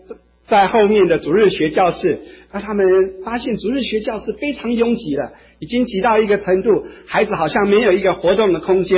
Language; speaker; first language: Chinese; native; Chinese